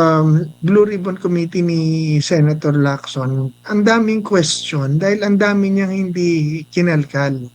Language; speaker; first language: Filipino; native; Filipino